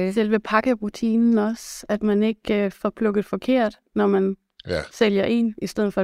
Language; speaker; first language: Danish; native; Danish